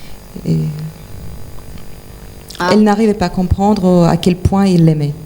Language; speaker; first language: French; non-native, fluent; Ukrainian